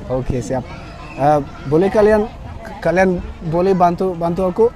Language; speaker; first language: Indonesian; non-native, fluent; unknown